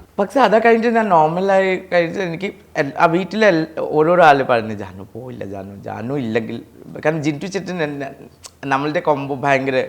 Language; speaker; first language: Malayalam; non-native, fluent; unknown